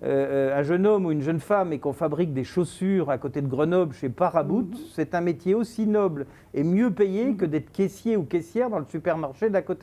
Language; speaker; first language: French; native; French